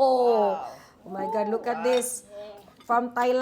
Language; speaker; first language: English; non-native, local second language; Filipino